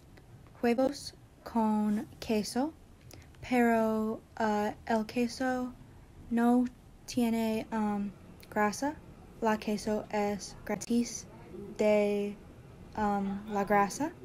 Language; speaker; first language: Spanish; non-native, learner; English